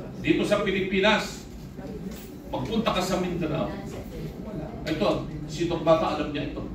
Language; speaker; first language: Filipino; non-native, local second language; Iloko